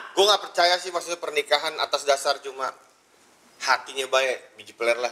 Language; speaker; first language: Indonesian; native; Indonesian